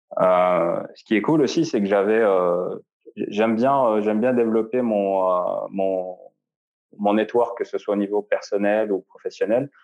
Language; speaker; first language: French; non-native, local second language; Arabic